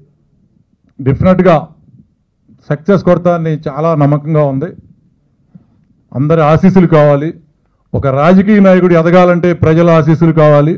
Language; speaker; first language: Telugu; native; Telugu